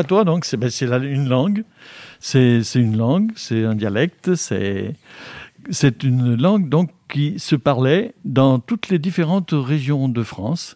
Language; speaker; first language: French; native; French